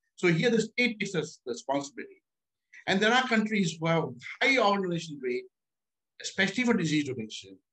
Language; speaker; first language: English; non-native, local second language; Hindi